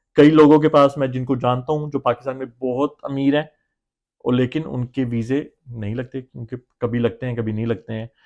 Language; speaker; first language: Urdu; native; Urdu